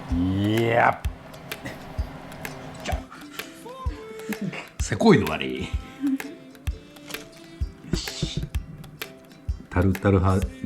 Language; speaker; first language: Japanese; native; Japanese